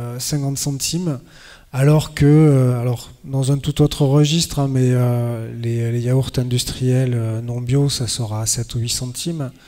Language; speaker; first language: French; native; French